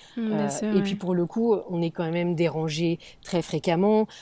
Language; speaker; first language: French; native; French